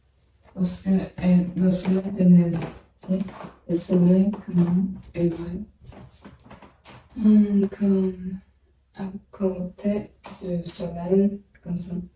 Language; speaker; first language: French; non-native, learner; Chinese